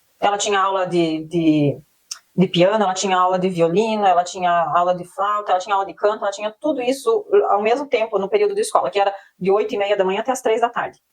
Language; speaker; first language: Portuguese; native; Portuguese